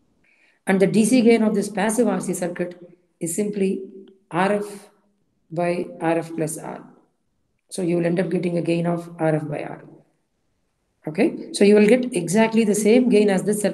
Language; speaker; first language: English; non-native, local second language; Tamil